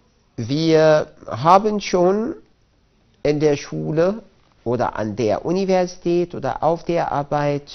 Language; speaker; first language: German; non-native, fluent; Arabic